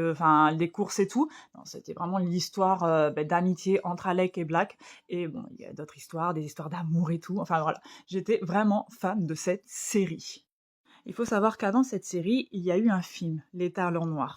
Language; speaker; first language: French; native; French